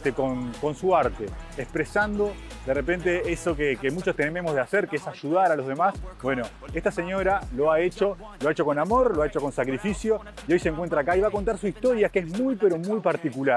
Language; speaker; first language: Spanish; native; Spanish